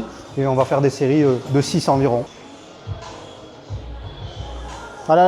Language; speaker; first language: French; native; French